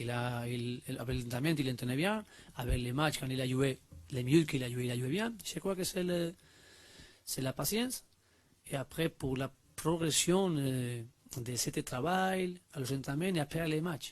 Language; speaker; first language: French; non-native, learner; Spanish